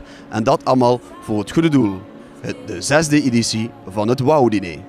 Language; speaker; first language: Dutch; native; Dutch